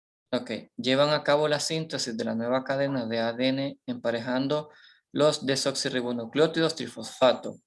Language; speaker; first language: Spanish; native; Spanish